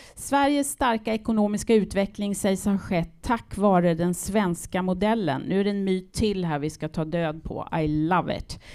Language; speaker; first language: Swedish; native; Swedish